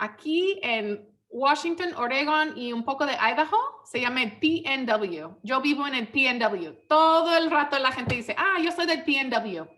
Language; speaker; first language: Spanish; non-native, fluent; English